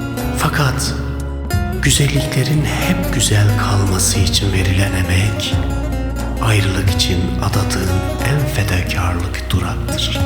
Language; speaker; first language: Turkish; native; Turkish